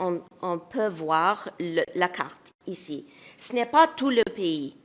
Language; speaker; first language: French; non-native, local second language; English